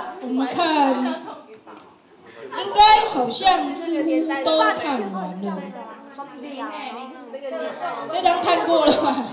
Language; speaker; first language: Chinese; native; Chinese